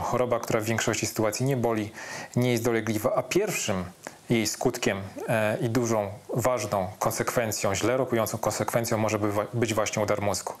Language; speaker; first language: Polish; native; Polish